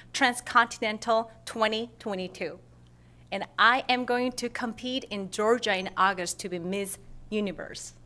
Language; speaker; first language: English; non-native, fluent; Korean